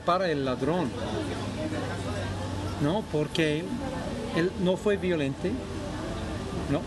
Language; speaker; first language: Spanish; non-native, fluent; English